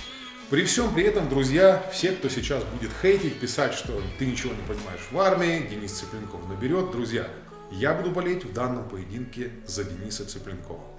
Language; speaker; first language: Russian; native; Russian